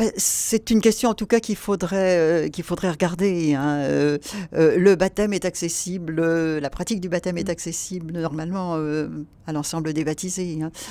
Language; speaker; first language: French; native; French